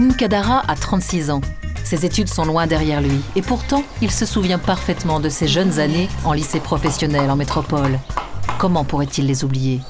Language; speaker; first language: French; native; French